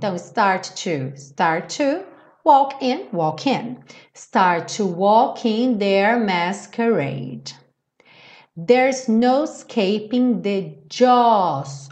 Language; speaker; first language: English; non-native, fluent; Portuguese